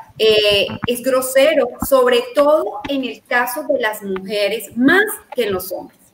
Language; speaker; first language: Spanish; native; Spanish